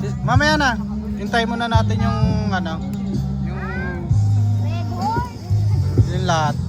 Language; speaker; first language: Filipino; native; Filipino